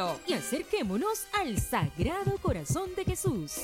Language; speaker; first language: Spanish; native; Spanish